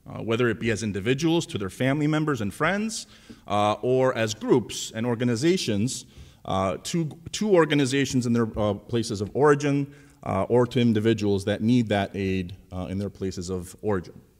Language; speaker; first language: English; early bilingual, other home language; Greek